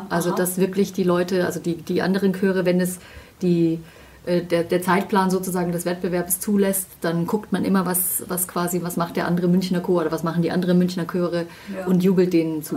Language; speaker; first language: German; native; German